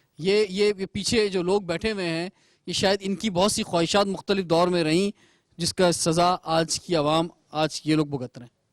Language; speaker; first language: Urdu; native; Urdu